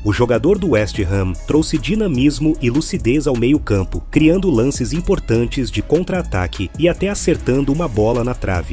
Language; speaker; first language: Portuguese; native; Portuguese